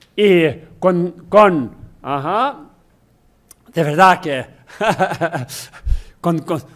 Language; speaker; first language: Spanish; non-native, learner; Chinese